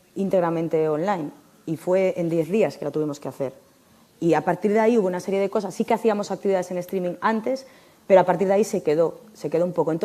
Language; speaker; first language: Spanish; native; Spanish